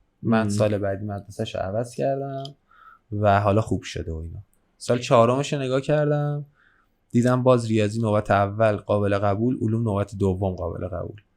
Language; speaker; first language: Persian; native; Persian